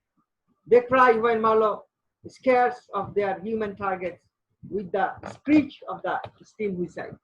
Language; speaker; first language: English; non-native, local second language; Bangla